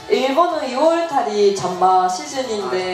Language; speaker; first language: Korean; non-native, fluent; Japanese